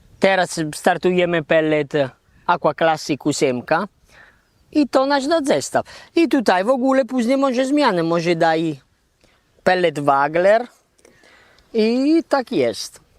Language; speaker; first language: Polish; non-native, learner; Italian